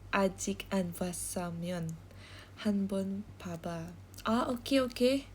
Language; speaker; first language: Korean; non-native, learner; Indonesian